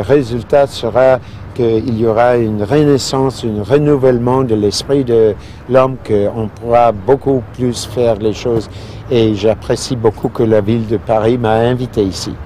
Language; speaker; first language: French; non-native, fluent; English